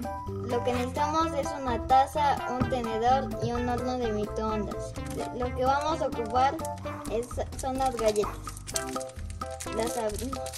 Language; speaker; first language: Spanish; native; Spanish